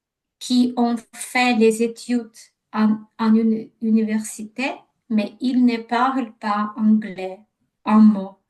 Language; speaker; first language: French; non-native, learner; Ukrainian